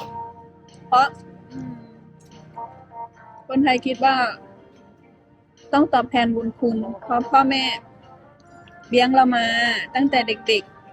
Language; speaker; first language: Thai; native; Thai